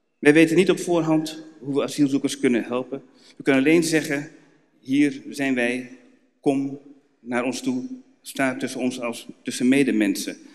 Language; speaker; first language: Dutch; native; Dutch